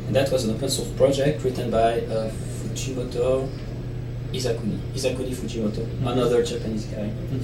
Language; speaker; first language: English; non-native, fluent; Italian